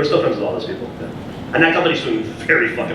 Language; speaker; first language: English; native; English